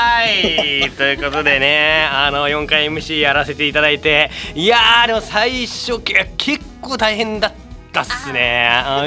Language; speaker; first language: Japanese; native; Japanese